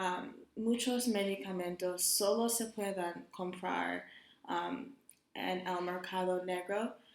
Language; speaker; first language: Spanish; non-native, learner; English